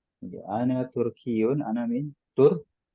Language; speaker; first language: Arabic; non-native, fluent; Indonesian